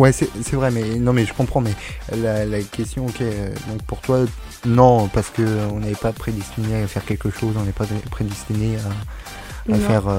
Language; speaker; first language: French; native; French